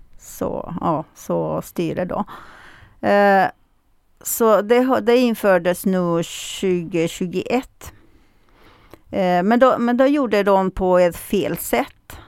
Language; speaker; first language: Swedish; non-native, fluent; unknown